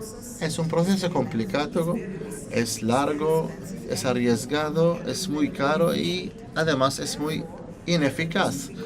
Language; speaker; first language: Spanish; non-native, fluent; Italian